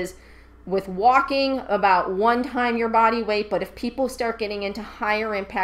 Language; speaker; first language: English; native; English